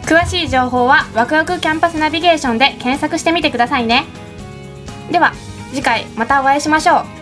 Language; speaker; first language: Japanese; native; Japanese